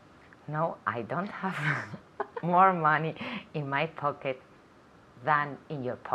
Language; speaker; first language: English; non-native, learner; Spanish